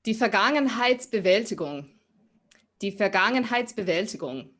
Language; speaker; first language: German; non-native, fluent; English